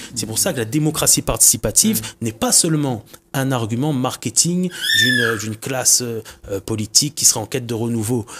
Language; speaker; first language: French; native; French